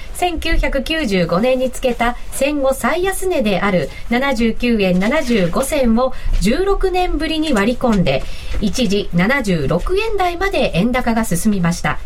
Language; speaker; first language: Japanese; native; Japanese